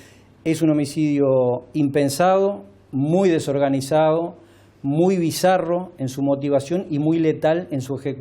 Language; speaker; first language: Spanish; native; Spanish